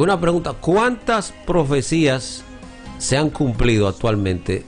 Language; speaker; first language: Spanish; native; Spanish